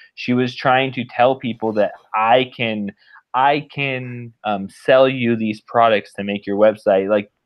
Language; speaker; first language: English; native; English